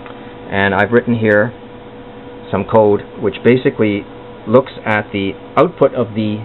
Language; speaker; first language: English; native; English